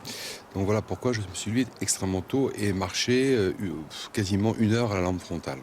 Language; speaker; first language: French; native; French